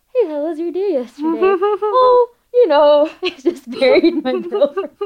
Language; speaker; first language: English; non-native, local second language; Filipino